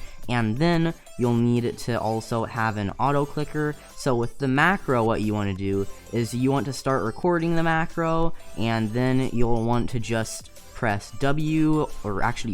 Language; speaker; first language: English; native; English